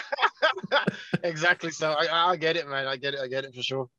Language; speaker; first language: English; non-native, local second language; Jamaican Creole English